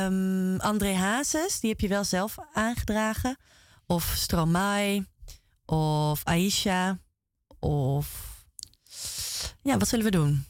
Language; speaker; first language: Dutch; native; Dutch